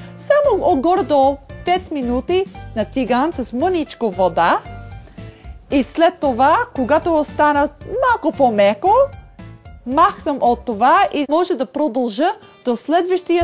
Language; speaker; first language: Bulgarian; non-native, learner; English